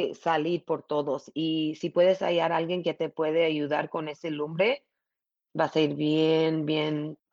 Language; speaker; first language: Spanish; early bilingual, other home language; English